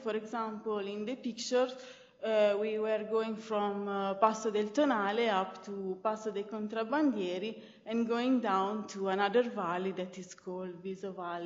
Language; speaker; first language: English; non-native, fluent; Italian